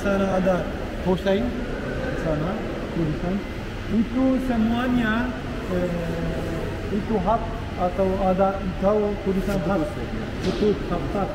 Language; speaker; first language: Indonesian; non-native, learner; Turkish